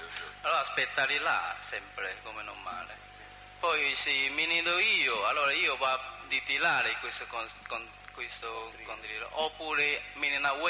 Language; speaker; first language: Italian; non-native, learner; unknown